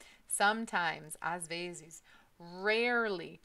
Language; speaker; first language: Portuguese; non-native, learner; English